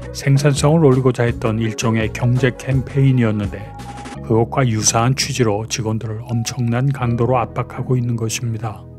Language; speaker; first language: Korean; native; Korean